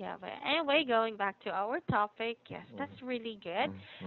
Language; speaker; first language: English; non-native, fluent; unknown